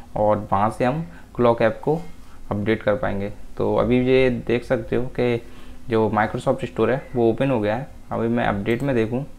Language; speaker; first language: Hindi; native; Hindi